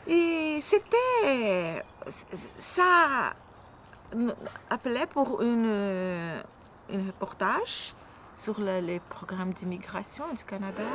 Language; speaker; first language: French; non-native, fluent; Portuguese